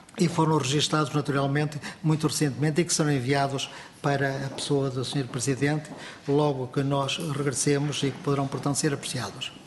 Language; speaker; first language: Portuguese; native; Portuguese